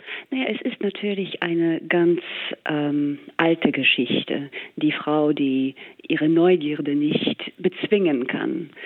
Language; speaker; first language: German; non-native, fluent; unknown